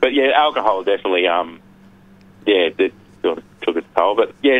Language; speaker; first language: English; native; English